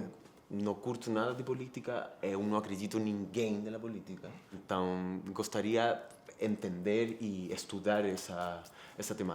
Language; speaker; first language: Portuguese; non-native, fluent; Spanish